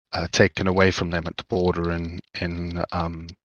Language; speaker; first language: English; native; English